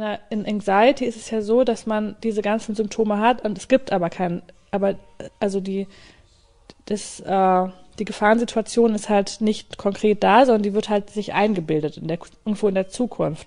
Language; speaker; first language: German; native; German